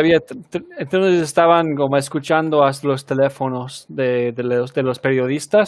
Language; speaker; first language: Spanish; non-native, fluent; English